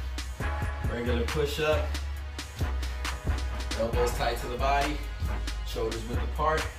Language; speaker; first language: English; native; English